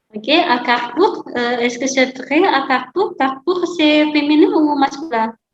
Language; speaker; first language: French; non-native, fluent; Indonesian